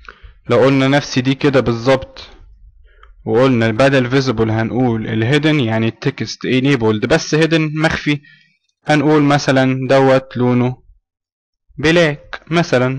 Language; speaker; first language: Arabic; native; Arabic